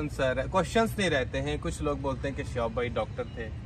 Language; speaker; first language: Hindi; native; Hindi